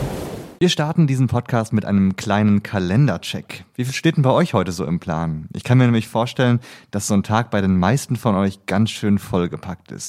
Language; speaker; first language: German; native; German